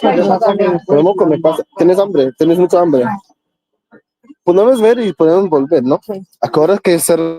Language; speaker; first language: Spanish; non-native, learner; English